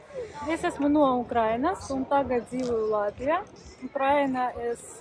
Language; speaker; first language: Latvian; non-native, learner; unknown